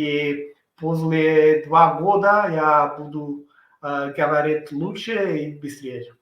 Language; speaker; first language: Russian; non-native, learner; Italian